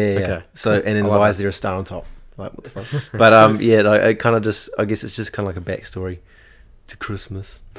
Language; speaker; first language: English; native; English